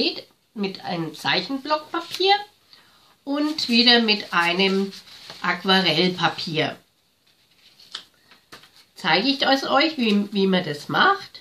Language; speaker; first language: German; native; German